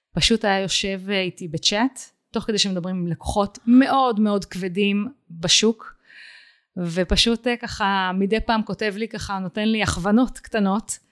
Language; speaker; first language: Hebrew; native; Hebrew